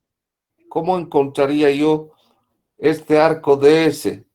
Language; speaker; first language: Spanish; native; Spanish